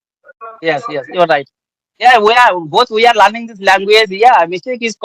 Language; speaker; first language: English; non-native, learner; Bangla